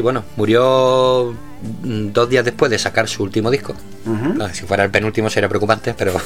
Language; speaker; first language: Spanish; native; Spanish